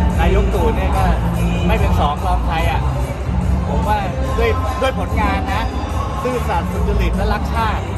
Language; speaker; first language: Thai; native; Thai